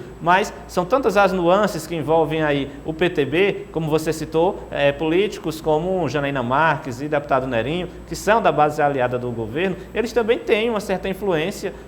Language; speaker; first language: Portuguese; native; Portuguese